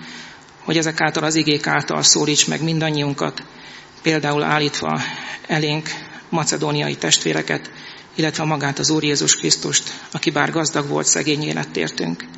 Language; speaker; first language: Hungarian; native; Hungarian